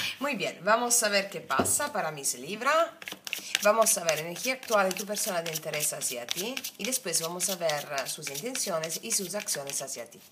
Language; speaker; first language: Spanish; non-native, fluent; Italian